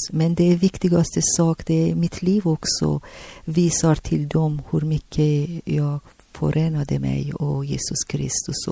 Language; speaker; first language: Swedish; non-native, learner; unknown